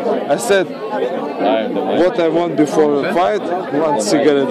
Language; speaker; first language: English; non-native, learner; Russian